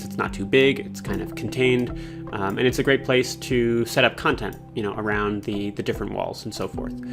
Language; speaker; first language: English; native; English